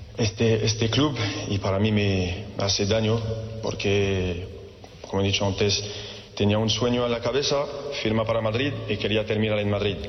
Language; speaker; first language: Spanish; non-native, fluent; French